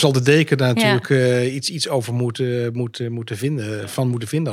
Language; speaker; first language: Dutch; native; Dutch